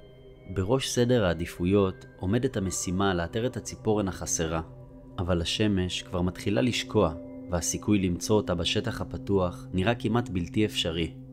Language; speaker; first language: Hebrew; native; Hebrew